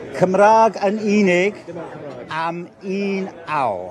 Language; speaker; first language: Welsh; non-native, local second language; English